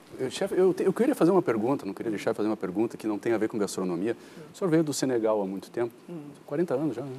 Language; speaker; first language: Portuguese; native; Portuguese